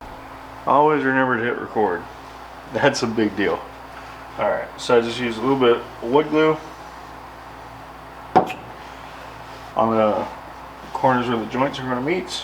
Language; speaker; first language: English; native; English